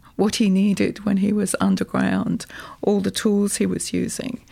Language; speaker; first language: English; native; English